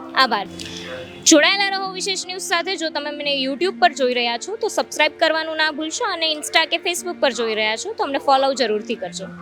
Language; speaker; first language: Gujarati; native; Gujarati